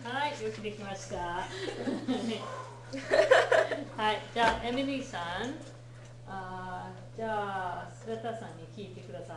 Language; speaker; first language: Japanese; non-native, fluent; English